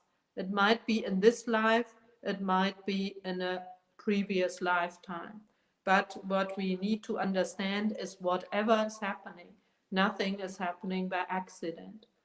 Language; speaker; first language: English; non-native, fluent; German